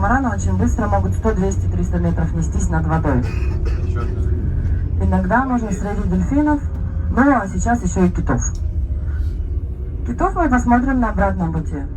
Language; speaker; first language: Russian; native; Russian